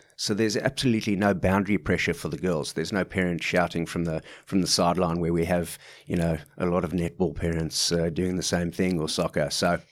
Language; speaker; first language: English; native; English